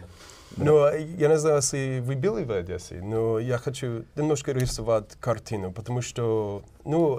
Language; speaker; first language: Russian; non-native, learner; English